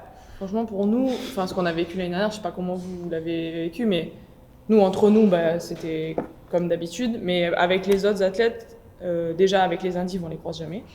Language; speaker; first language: French; native; French